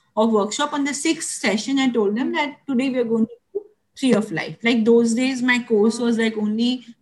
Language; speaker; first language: English; non-native, local second language; Tulu